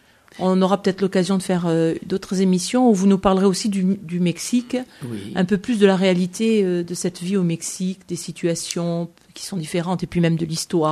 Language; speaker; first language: French; native; French